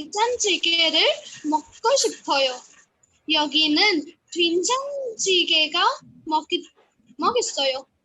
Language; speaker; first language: Korean; non-native, learner; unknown